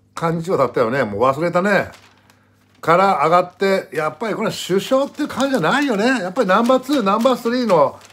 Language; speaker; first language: Japanese; native; Japanese